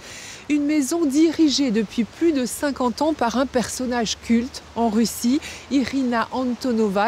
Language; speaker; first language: French; native; French